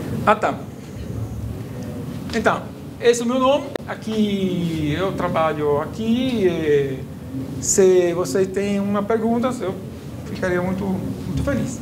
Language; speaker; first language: Portuguese; non-native, fluent; Italian